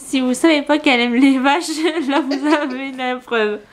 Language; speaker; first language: French; native; French